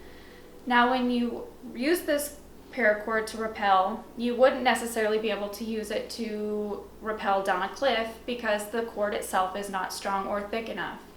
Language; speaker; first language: English; native; English